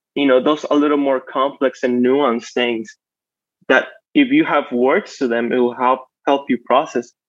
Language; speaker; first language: English; non-native, fluent; Spanish